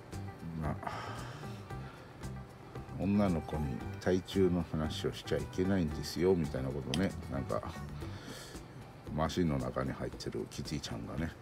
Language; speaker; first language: Japanese; native; Japanese